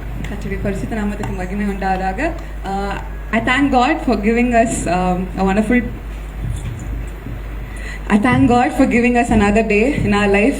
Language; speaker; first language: English; non-native, local second language; Tamil